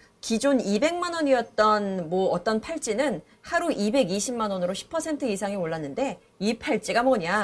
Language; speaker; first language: Korean; native; Korean